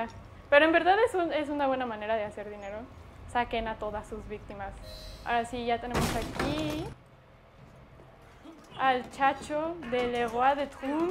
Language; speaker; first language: Spanish; native; Spanish